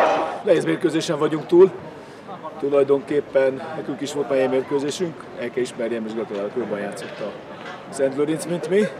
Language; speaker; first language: Hungarian; native; Hungarian